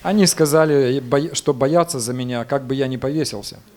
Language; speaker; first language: Russian; native; Russian